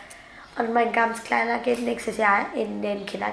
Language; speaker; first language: German; early bilingual, other home language; Turkish